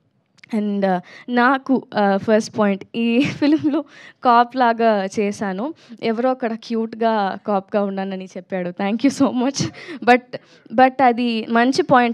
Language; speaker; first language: Telugu; non-native, learner; Tamil